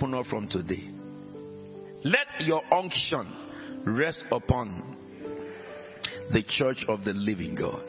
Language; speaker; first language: English; non-native, local second language; Akan